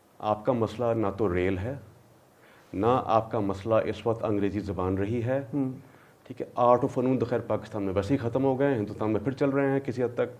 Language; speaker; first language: Urdu; non-native, local second language; Punjabi